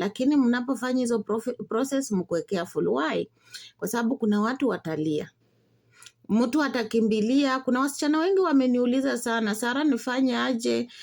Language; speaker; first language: Swahili; non-native, local second language; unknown